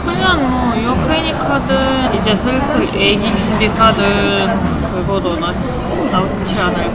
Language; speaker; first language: Korean; non-native, learner; Russian